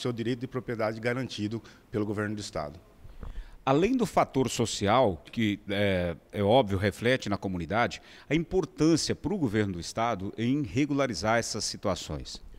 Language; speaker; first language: Portuguese; native; Portuguese